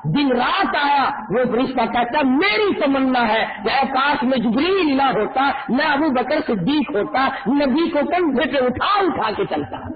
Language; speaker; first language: Urdu; native; Urdu